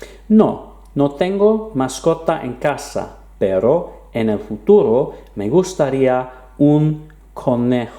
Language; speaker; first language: Spanish; non-native, fluent; English